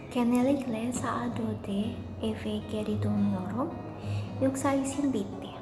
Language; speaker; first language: Turkish; non-native, learner; Indonesian